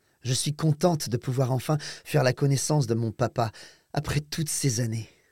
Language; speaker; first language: French; native; French